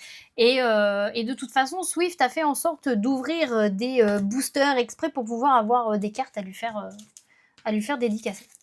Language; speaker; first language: French; native; French